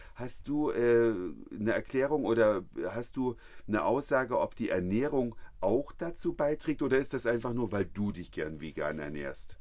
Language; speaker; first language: German; native; German